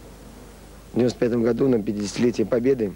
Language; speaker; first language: Russian; native; Russian